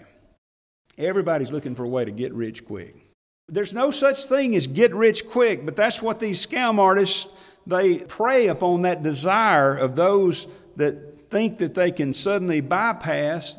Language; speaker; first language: English; native; English